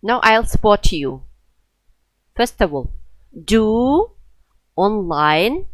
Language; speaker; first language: English; non-native, fluent; Kazakh